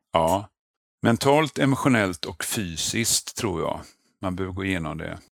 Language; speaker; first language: Swedish; native; Swedish